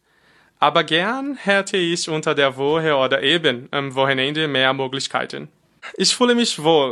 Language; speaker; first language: German; non-native, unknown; Portuguese